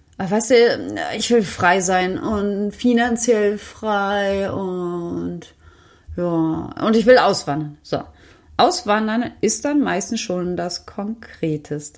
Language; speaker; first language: German; native; German